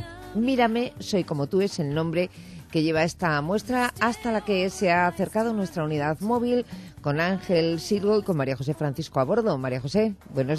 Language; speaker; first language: Spanish; native; Spanish